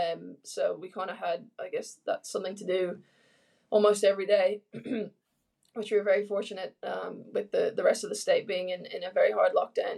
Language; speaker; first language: English; native; English